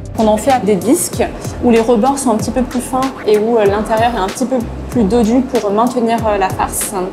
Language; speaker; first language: French; native; French